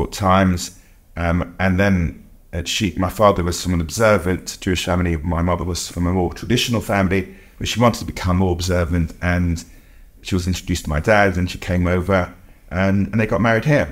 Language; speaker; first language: English; native; English